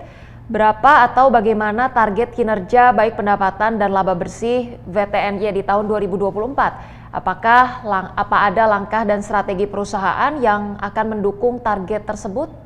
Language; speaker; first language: Indonesian; native; Indonesian